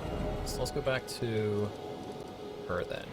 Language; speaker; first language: English; native; English